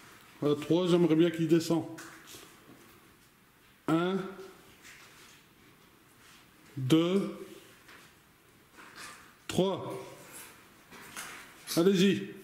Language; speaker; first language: French; native; French